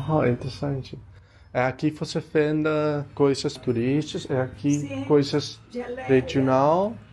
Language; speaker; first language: Portuguese; non-native, learner; English